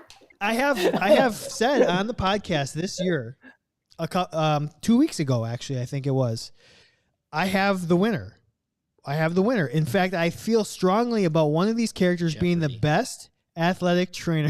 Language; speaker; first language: English; native; English